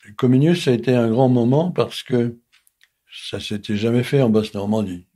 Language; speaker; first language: French; native; French